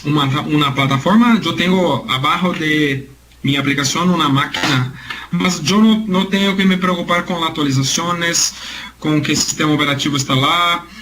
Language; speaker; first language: Spanish; non-native, learner; Portuguese